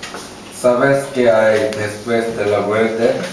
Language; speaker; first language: Spanish; non-native, learner; Korean